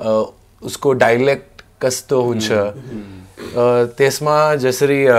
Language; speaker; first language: Nepali; non-native, learner; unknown